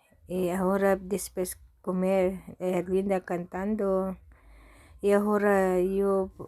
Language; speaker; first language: Spanish; non-native, learner; Filipino